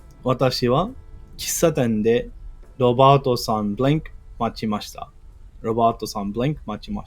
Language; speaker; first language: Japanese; non-native, learner; English